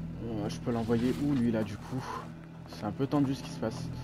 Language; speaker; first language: French; native; French